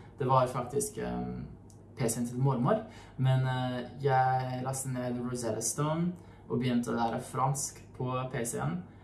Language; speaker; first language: Norwegian; non-native, fluent; English